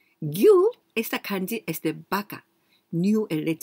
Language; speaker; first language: Spanish; non-native, learner; Japanese